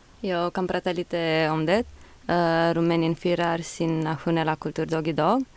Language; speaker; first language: Swedish; non-native, fluent; Romanian